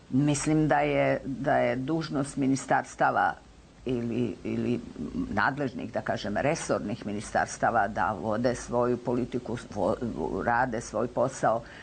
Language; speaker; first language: Serbian; native; Serbian